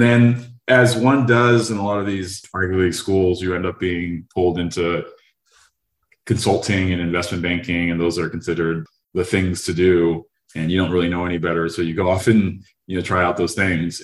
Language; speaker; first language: English; native; English